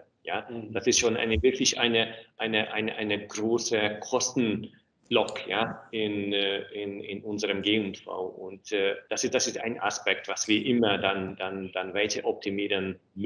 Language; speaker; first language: German; non-native, fluent; Hungarian